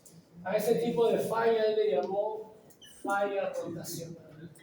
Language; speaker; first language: Spanish; native; Spanish